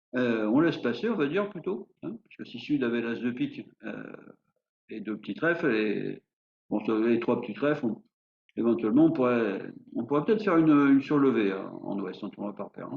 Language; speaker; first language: French; native; French